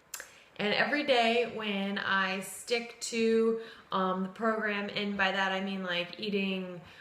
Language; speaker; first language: English; native; English